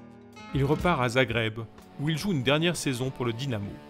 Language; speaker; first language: French; native; French